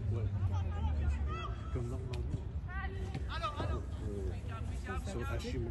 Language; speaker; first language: French; non-native, fluent; English